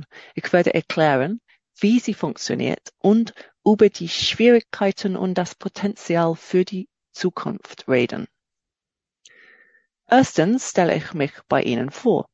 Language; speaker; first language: German; non-native, fluent; English